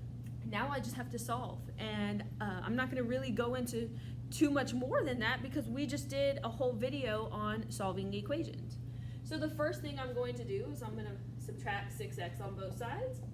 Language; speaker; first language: English; native; English